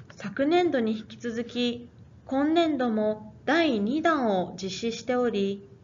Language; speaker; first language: Japanese; native; Japanese